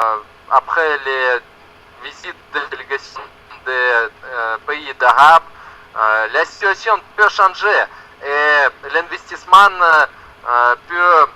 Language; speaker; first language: French; non-native, learner; Russian